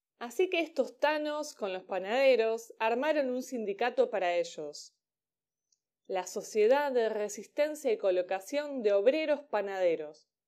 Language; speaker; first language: Spanish; native; Spanish